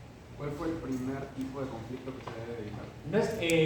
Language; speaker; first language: Spanish; native; Spanish